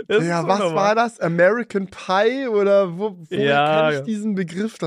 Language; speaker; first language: German; native; German